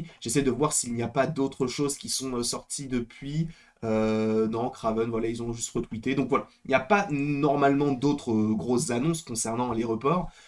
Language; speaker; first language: French; native; French